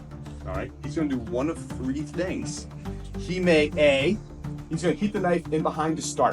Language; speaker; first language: English; native; English